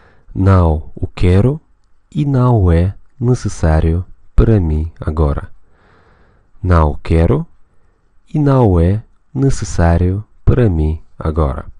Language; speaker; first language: Portuguese; non-native, fluent; Russian